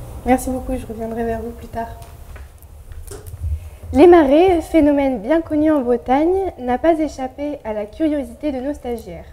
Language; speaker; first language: French; native; French